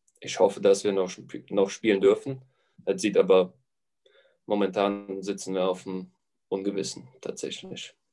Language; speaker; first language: German; early bilingual, other home language; Latvian